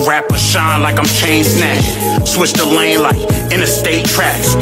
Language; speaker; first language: English; native; English